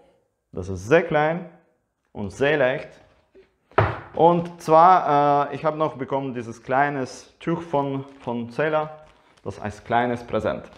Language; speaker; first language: German; non-native, learner; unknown